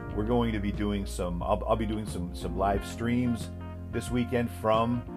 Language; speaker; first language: English; native; English